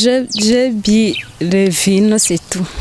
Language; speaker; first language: French; non-native, learner; Rundi